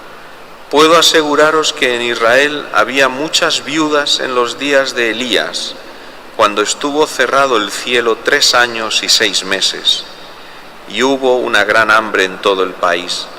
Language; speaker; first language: Spanish; native; Spanish